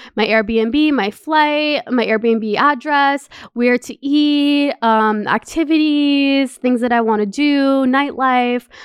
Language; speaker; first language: English; native; English